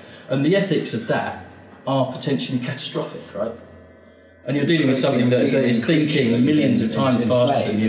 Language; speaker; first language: English; native; English